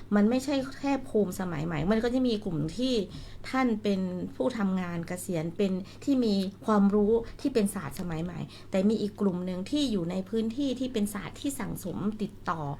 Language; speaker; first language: Thai; native; Thai